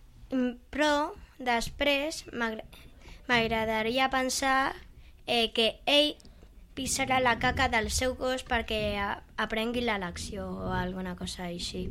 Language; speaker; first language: Catalan; non-native, local second language; Spanish